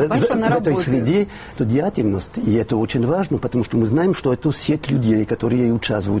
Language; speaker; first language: Russian; non-native, fluent; French